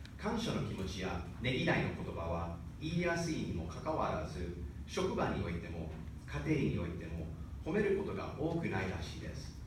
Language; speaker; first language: Japanese; non-native, fluent; English